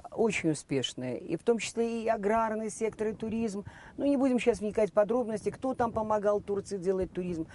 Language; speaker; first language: Russian; native; Russian